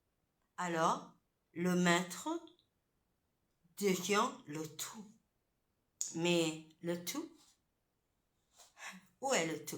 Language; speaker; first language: French; non-native, fluent; Italian